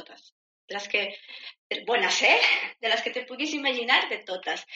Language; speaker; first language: Catalan; non-native, fluent; Spanish